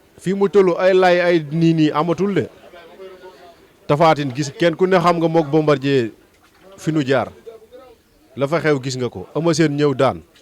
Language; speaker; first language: Wolof; native; Wolof